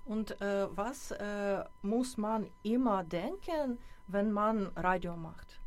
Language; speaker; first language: German; non-native, learner; Ukrainian